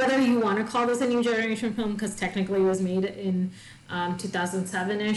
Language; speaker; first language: English; non-native, local second language; Malayalam